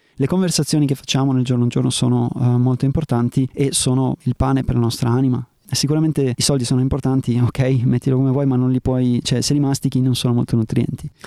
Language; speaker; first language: Italian; early bilingual, heritage; Italian